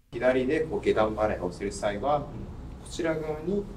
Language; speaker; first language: Japanese; native; Japanese